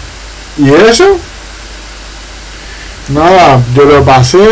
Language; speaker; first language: Spanish; native; Spanish